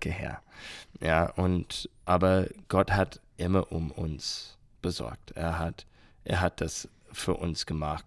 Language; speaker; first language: German; non-native, learner; English